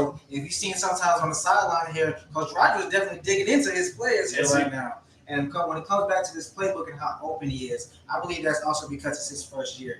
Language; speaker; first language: English; native; English